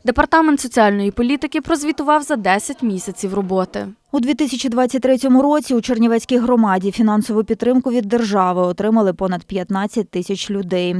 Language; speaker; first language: Ukrainian; native; Ukrainian